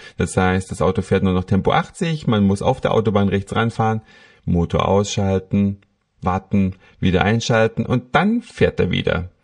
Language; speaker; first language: German; native; German